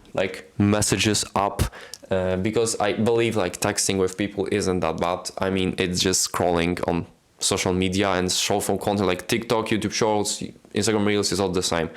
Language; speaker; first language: English; non-native, fluent; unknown